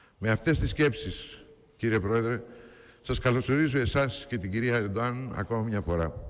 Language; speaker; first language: Greek; native; Greek